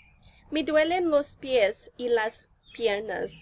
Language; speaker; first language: Spanish; non-native, learner; English